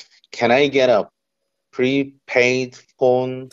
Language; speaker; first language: English; non-native, learner; Korean